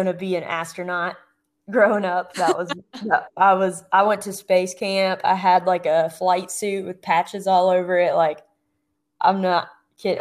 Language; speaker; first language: English; native; English